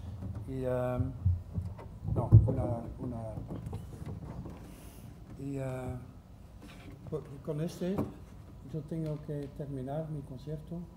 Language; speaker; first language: Spanish; non-native, learner; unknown